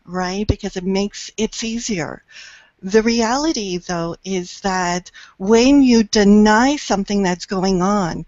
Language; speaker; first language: English; native; English